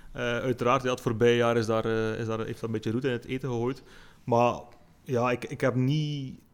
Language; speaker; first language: Dutch; native; Dutch